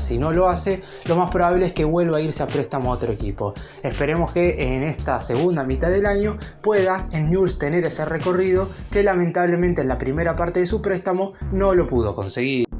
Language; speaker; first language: Spanish; native; Spanish